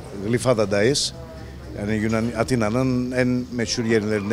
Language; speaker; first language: Turkish; early bilingual, heritage; Turkish